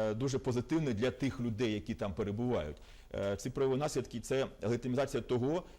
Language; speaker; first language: Ukrainian; native; Ukrainian